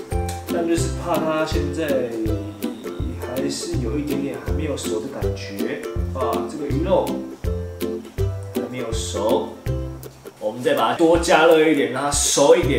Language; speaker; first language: Chinese; native; Chinese